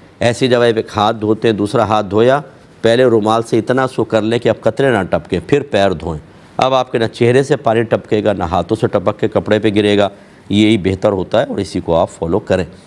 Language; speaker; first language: Urdu; native; Urdu